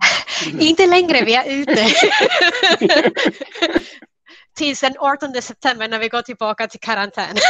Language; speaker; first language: Swedish; non-native, fluent; Spanish